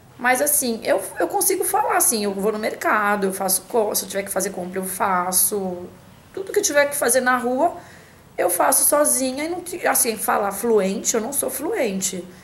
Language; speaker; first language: Portuguese; native; Portuguese